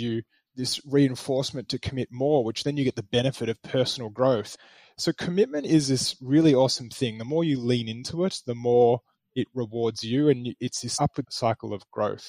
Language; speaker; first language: English; native; English